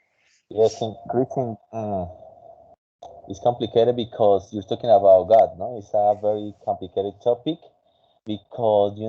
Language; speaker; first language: English; non-native, fluent; Spanish